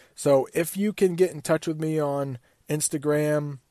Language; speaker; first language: English; native; English